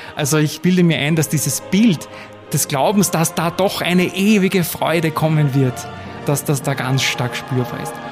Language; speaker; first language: German; native; German